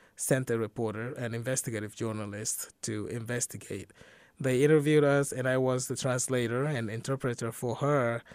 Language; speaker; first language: English; non-native, fluent; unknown